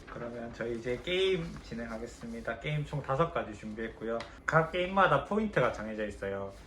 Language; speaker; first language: Korean; native; Korean